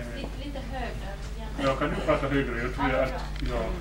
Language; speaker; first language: Swedish; non-native, fluent; Wolof